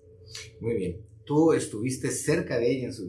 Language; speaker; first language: Spanish; native; Spanish